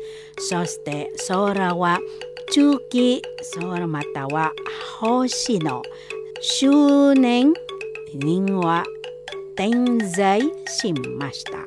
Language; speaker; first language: Japanese; non-native, learner; Indonesian